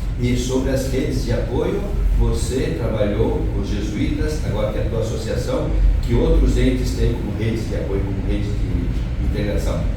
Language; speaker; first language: Portuguese; native; Portuguese